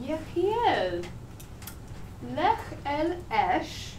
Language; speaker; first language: Hebrew; non-native, learner; English